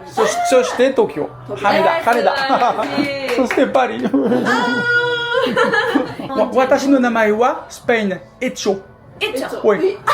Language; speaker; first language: Japanese; non-native, learner; French